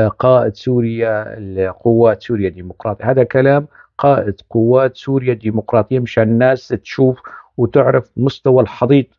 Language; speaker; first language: Arabic; non-native, local second language; Kurdish